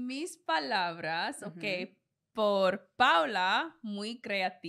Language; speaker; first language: Spanish; non-native, learner; English